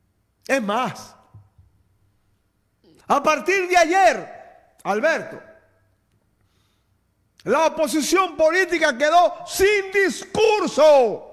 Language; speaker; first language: Spanish; native; Spanish